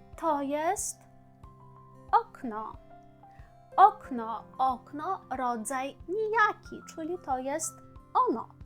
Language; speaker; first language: Polish; non-native, fluent; Ukrainian